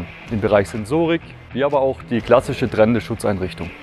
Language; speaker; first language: German; native; German